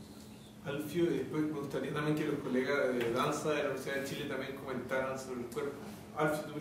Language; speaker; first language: Spanish; native; Spanish